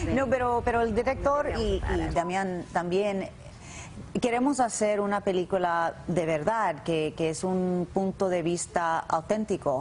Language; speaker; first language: Spanish; non-native, learner; English